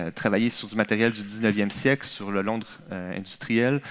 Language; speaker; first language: French; native; French